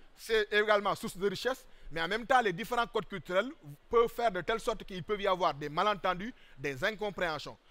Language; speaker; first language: French; non-native, local second language; Wolof